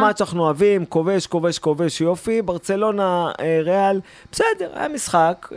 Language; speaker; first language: Hebrew; native; Hebrew